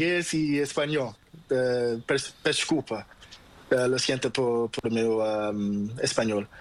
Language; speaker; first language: Spanish; non-native, learner; Portuguese